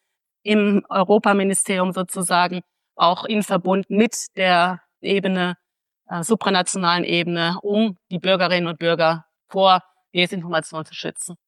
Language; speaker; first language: German; native; German